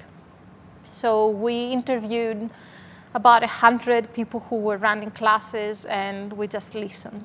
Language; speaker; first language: English; non-native, fluent; Greek